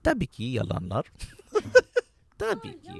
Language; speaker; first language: Turkish; non-native, learner; English